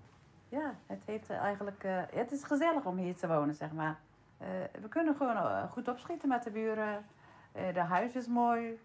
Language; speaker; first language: Dutch; non-native, learner; Turkish